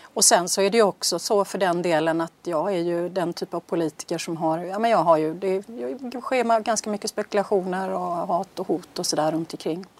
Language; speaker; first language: Swedish; native; Swedish